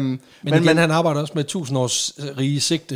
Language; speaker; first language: Danish; native; Danish